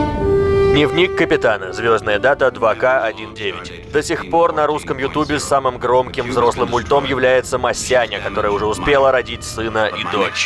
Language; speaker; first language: Russian; native; Russian